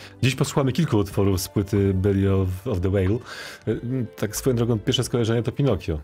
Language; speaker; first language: Polish; native; Polish